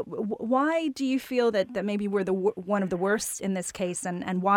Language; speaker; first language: English; native; English